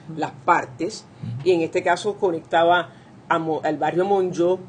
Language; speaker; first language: Spanish; native; Spanish